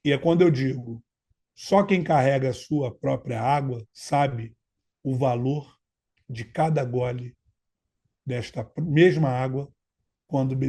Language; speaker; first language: Portuguese; native; Portuguese